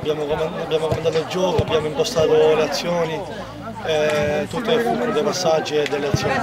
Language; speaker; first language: Italian; native; Italian